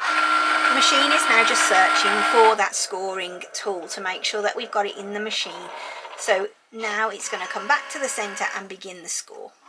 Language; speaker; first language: English; native; English